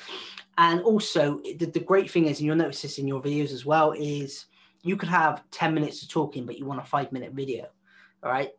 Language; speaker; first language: English; native; English